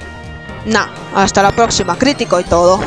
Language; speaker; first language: Spanish; native; Spanish